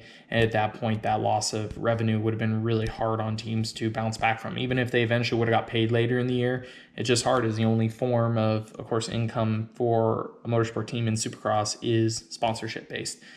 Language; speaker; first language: English; native; English